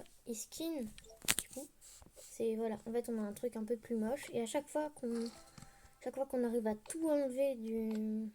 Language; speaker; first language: French; native; French